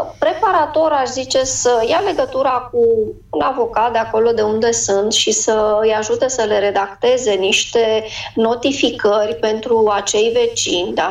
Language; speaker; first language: Romanian; native; Romanian